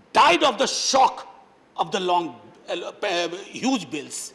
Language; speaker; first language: Hindi; native; Hindi